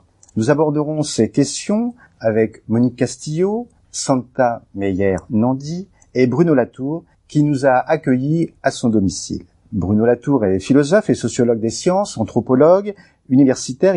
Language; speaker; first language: French; native; French